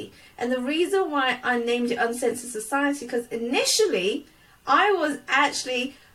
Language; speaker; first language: English; native; English